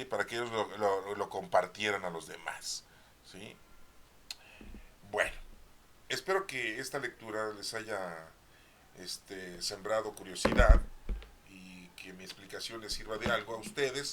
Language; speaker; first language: Spanish; native; Spanish